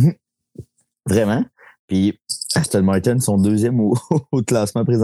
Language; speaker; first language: French; native; French